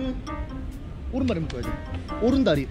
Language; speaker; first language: Korean; native; Korean